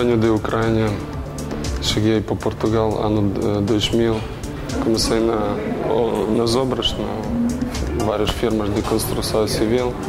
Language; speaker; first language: Portuguese; non-native, learner; Ukrainian